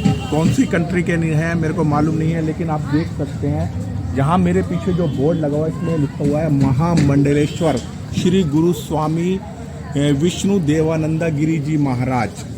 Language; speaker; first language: Hindi; native; Hindi